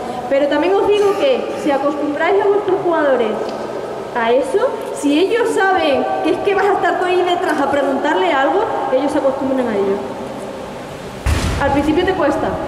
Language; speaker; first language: Spanish; native; Spanish